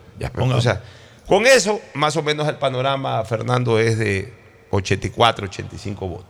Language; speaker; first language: Spanish; native; Spanish